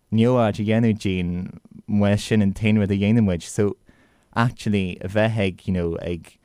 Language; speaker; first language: Irish; non-native, local second language; English